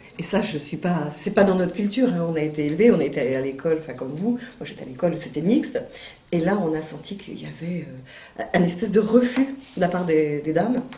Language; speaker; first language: French; native; French